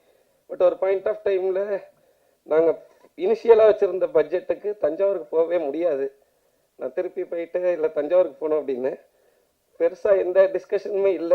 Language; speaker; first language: Tamil; native; Tamil